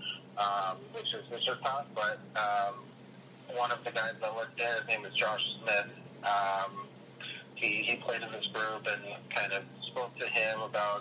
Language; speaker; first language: English; early bilingual, other home language; Russian